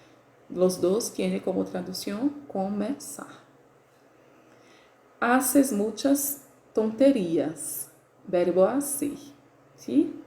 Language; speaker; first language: Spanish; non-native, learner; Portuguese